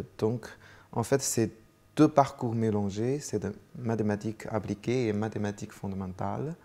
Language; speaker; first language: French; non-native, fluent; Chinese